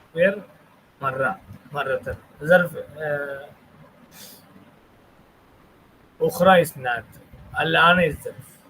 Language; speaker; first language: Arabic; non-native, fluent; Tamil